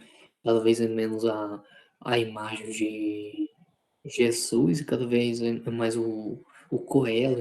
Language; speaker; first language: Portuguese; non-native, fluent; Spanish